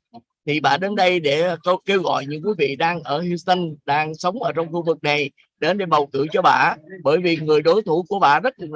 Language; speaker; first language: Vietnamese; native; Vietnamese